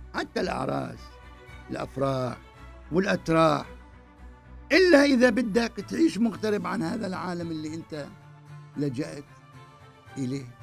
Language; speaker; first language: Arabic; native; Arabic